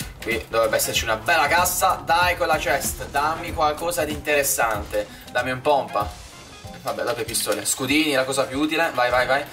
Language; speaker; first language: Italian; native; Italian